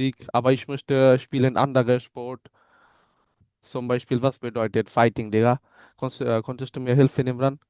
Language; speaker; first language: German; non-native, learner; Bangla